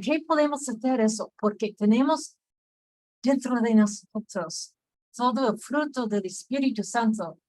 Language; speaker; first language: Spanish; non-native, fluent; English